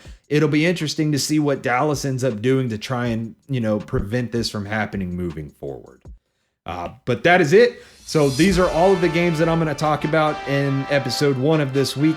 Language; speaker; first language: English; native; English